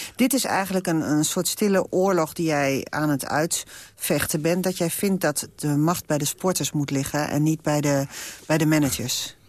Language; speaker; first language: Dutch; native; Dutch